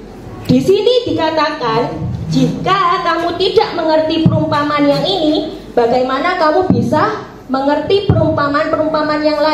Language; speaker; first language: Indonesian; native; Indonesian